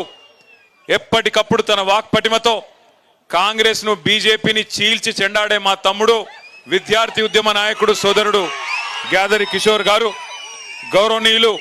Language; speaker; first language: Telugu; native; Telugu